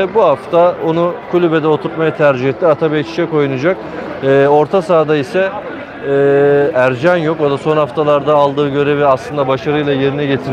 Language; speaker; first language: Turkish; native; Turkish